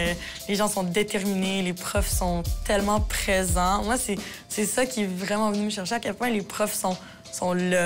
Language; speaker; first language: French; native; French